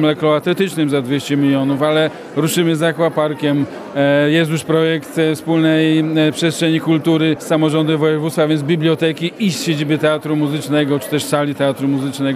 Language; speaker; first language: Polish; native; Polish